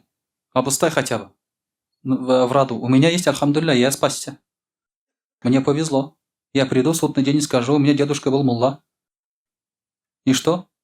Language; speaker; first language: Russian; non-native, local second language; Tatar